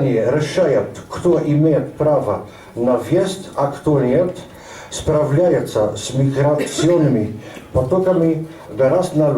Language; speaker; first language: Russian; non-native, learner; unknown